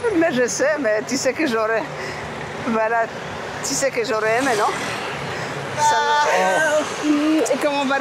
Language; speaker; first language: French; non-native, fluent; Polish